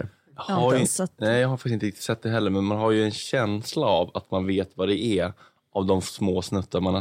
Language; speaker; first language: Swedish; native; Swedish